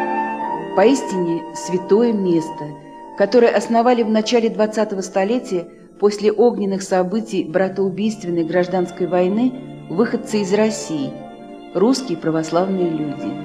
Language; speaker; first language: Russian; native; Russian